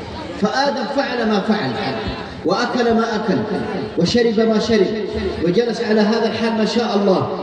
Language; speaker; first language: Arabic; native; Arabic